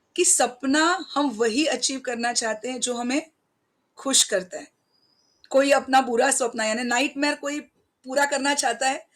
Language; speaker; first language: Hindi; non-native, local second language; Marathi